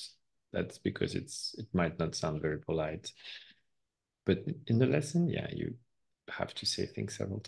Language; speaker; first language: English; non-native, fluent; French